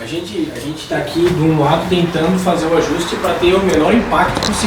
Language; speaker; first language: Portuguese; native; Portuguese